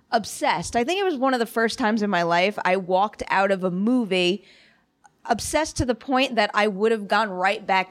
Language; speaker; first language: English; native; English